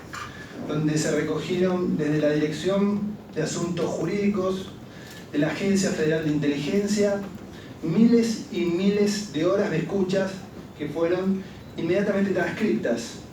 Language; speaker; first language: Spanish; native; Spanish